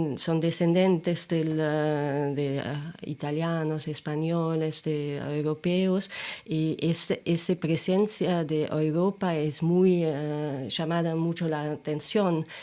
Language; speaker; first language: Spanish; non-native, fluent; German